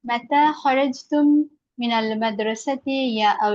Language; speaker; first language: Arabic; non-native, learner; Bangla